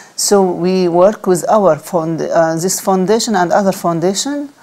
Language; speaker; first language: English; non-native, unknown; Arabic